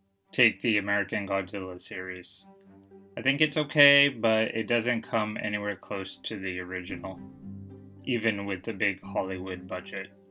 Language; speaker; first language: English; native; English